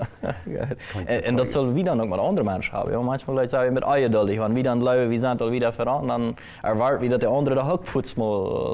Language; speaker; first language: German; non-native, local second language; Plautdietsch